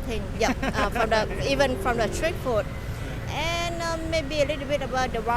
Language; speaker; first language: English; non-native, local second language; Vietnamese